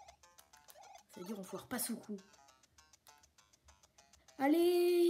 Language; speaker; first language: French; native; French